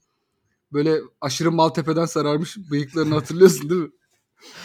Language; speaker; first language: Turkish; native; Turkish